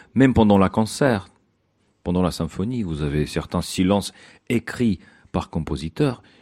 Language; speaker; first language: French; non-native, fluent; Russian